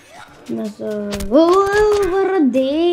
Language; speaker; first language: Swedish; non-native, learner; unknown